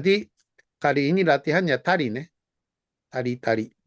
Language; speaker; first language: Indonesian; non-native, fluent; Japanese